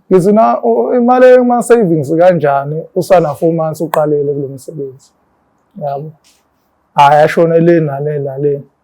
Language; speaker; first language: Zulu; native; Zulu